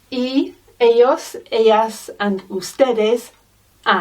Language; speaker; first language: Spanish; non-native, fluent; English